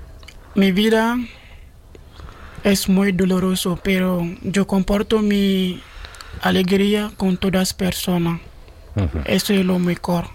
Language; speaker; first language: Spanish; non-native, learner; Bambara